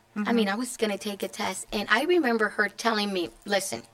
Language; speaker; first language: English; non-native, fluent; Spanish